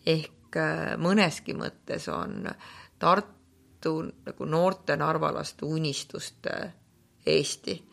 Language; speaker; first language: Estonian; native; Estonian